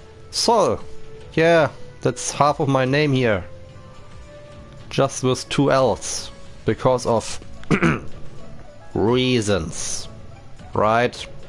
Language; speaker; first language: English; non-native, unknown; German